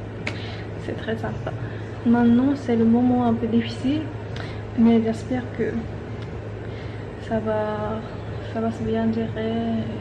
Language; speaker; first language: French; non-native, learner; Japanese